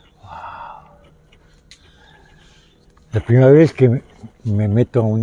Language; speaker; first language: Spanish; native; Spanish